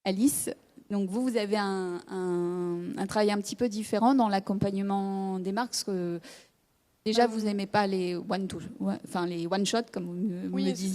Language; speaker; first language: French; native; French